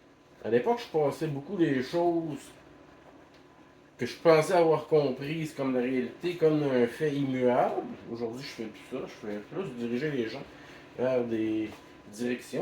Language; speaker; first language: French; native; French